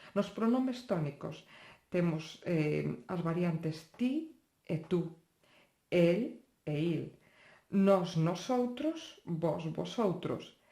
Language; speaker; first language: Galician; non-native, local second language; Spanish